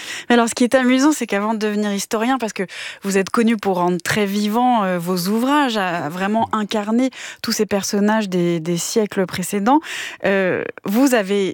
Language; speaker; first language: French; native; French